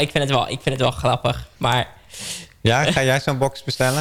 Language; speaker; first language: Dutch; native; Dutch